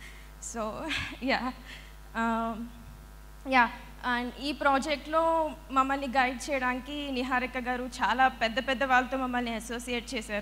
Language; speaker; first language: Telugu; native; Telugu